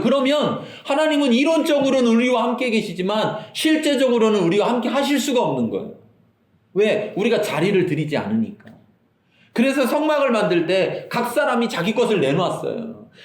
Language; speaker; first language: Korean; native; Korean